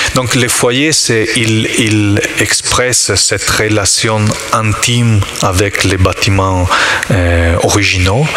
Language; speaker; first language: French; non-native, learner; Italian